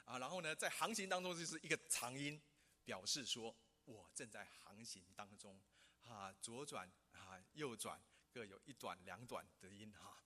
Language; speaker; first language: Chinese; non-native, local second language; Hakka Chinese